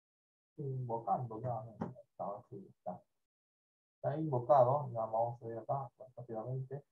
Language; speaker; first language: Spanish; native; Spanish